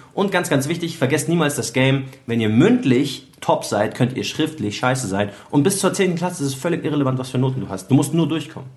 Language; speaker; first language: German; early bilingual, other home language; Arabic